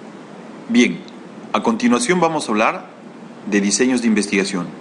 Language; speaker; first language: Spanish; native; Spanish